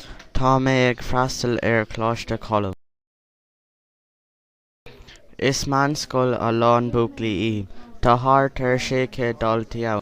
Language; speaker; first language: Irish; non-native, local second language; English